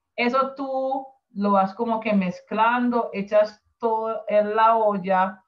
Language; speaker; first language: Spanish; non-native, fluent; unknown